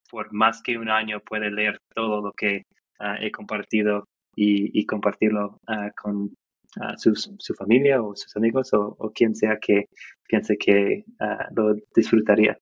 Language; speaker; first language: Spanish; non-native, fluent; English